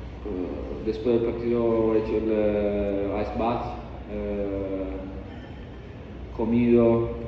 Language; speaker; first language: Spanish; non-native, learner; Italian